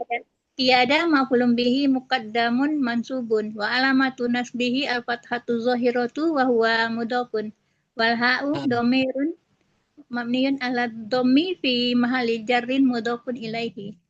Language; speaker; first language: Arabic; non-native, learner; Indonesian